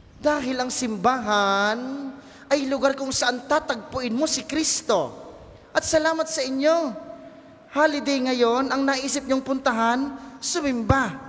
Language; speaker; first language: Filipino; native; Filipino